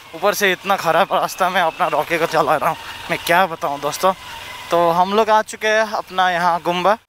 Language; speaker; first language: Hindi; non-native, local second language; Nepali